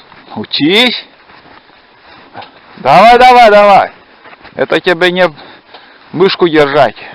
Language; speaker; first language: Russian; native; Russian